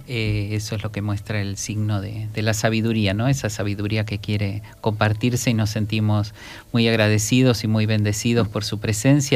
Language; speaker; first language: Spanish; native; Spanish